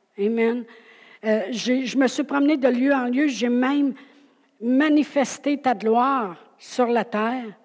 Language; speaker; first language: French; native; French